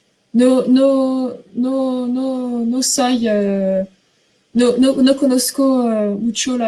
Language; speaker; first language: Spanish; non-native, fluent; French